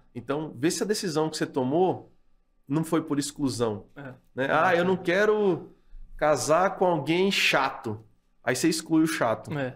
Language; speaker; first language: Portuguese; native; Portuguese